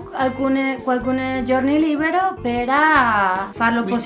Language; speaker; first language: Italian; non-native, learner; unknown